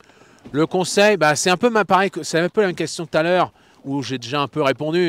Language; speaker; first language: French; native; French